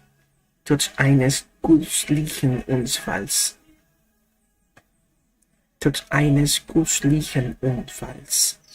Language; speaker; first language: German; non-native, learner; Spanish